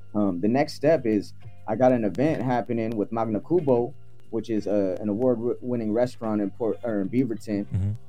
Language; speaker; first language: English; native; English